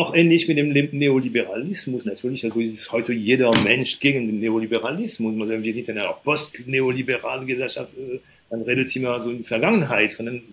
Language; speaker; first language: German; non-native, fluent; French